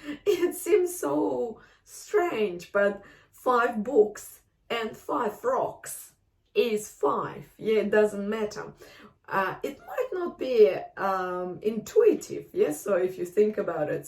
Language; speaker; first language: English; non-native, fluent; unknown